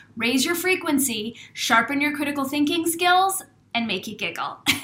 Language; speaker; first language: English; native; English